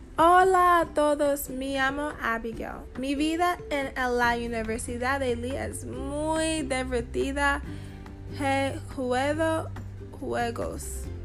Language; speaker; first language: Spanish; non-native, learner; English